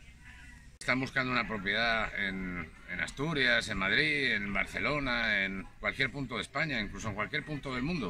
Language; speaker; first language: Spanish; native; Spanish